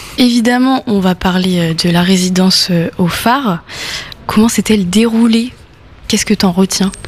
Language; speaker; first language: French; native; French